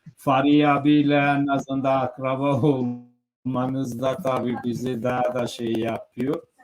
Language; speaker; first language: Turkish; non-native, local second language; Zaza